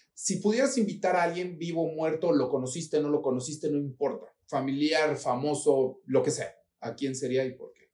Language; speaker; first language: Spanish; native; Spanish